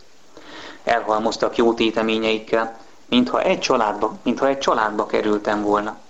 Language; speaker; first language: Hungarian; native; Hungarian